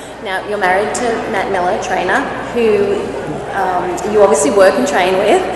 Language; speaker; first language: English; native; English